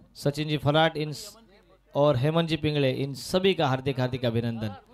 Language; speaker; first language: Hindi; non-native, local second language; Marathi